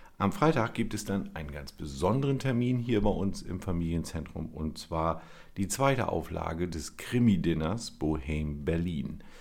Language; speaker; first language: German; native; German